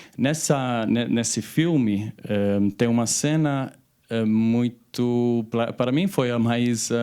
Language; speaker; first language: Portuguese; non-native, fluent; Italian